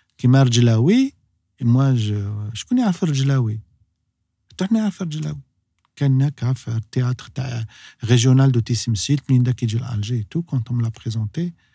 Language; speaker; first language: French; non-native, local second language; Arabic